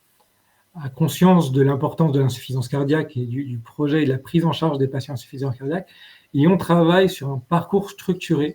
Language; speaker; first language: French; native; French